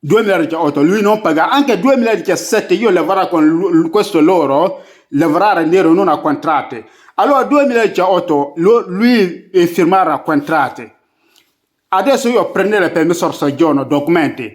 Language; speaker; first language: Italian; non-native, learner; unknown